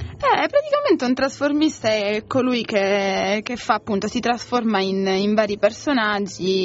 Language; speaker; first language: Italian; native; Italian